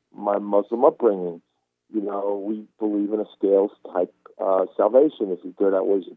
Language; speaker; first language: English; non-native, fluent; Turkish